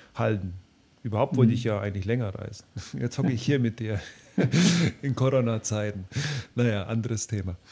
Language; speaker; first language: German; native; German